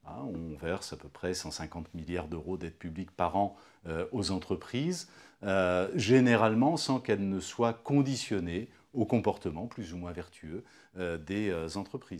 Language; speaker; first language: French; native; French